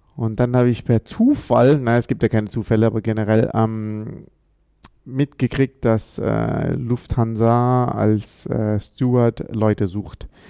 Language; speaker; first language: German; early bilingual, other home language; Amharic